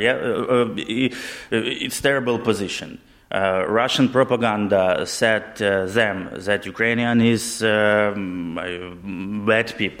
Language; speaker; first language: English; non-native, learner; Ukrainian